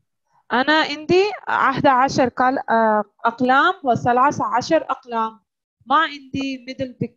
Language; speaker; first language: Arabic; non-native, learner; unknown